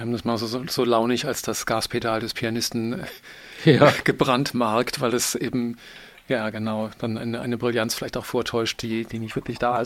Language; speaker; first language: German; native; German